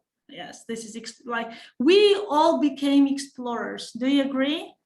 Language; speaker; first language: English; non-native, fluent; Georgian